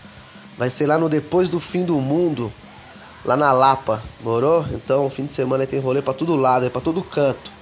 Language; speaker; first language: Portuguese; native; Portuguese